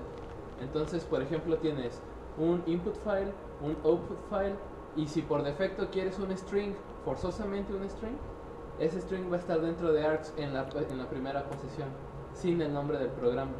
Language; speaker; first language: Spanish; native; Spanish